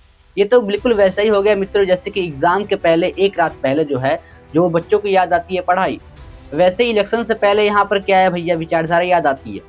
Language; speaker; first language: Hindi; native; Hindi